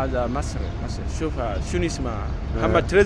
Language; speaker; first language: Arabic; non-native, learner; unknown